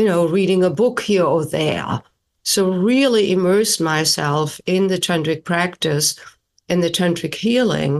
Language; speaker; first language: English; non-native, fluent; German